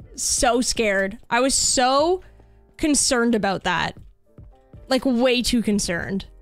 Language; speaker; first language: English; native; English